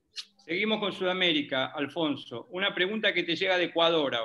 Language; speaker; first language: Spanish; native; Spanish